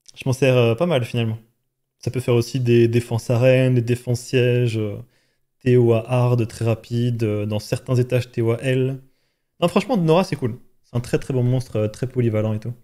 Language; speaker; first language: French; native; French